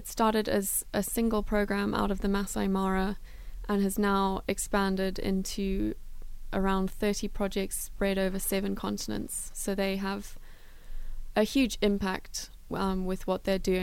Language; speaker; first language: English; native; English